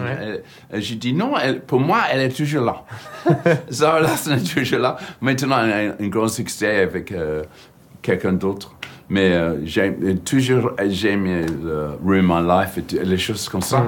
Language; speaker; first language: French; non-native, fluent; English